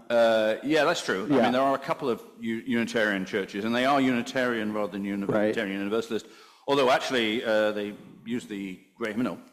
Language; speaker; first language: English; native; English